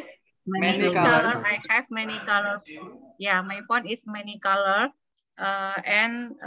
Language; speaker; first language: English; non-native, learner; Indonesian